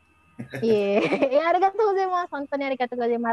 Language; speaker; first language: Japanese; non-native, learner; Indonesian